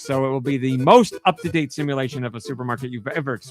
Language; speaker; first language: English; native; English